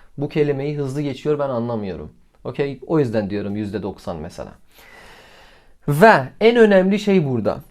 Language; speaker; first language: Turkish; non-native, fluent; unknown